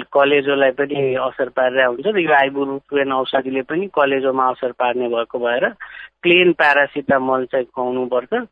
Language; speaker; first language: Nepali; non-native, local second language; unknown